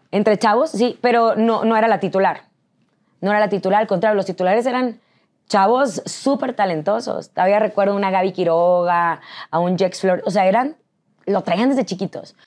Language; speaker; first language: Spanish; native; Spanish